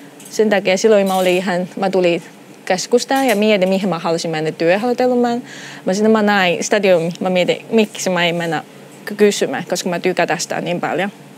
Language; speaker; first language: Finnish; non-native, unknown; Chinese